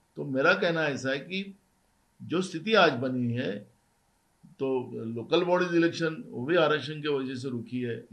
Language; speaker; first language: Hindi; non-native, local second language; Marathi